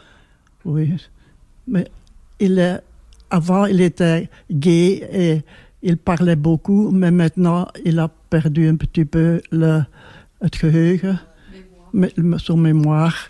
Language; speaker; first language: French; non-native, local second language; Dutch